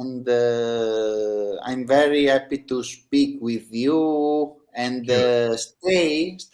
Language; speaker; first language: English; non-native, learner; Italian